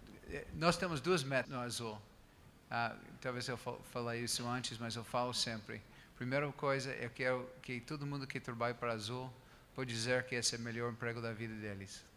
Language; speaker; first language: Portuguese; non-native, fluent; English